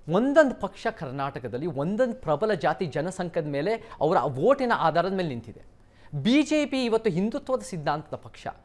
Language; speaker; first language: Kannada; early bilingual, heritage; Kannada